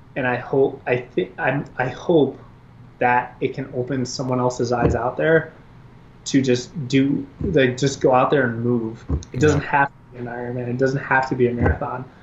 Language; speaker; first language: English; early bilingual, other home language; Albanian